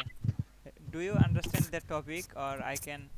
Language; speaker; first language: English; non-native, learner; Bangla